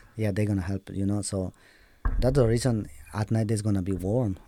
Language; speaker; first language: English; non-native, learner; Spanish